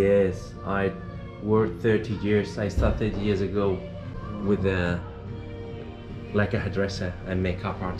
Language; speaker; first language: English; non-native, learner; Spanish